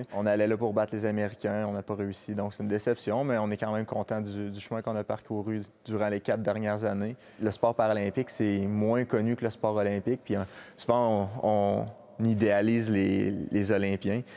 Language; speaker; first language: French; native; French